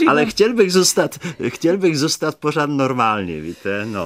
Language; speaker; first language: Czech; native; Czech